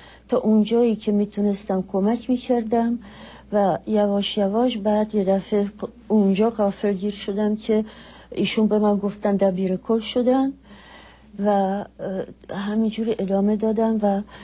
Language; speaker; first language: Persian; non-native, fluent; Czech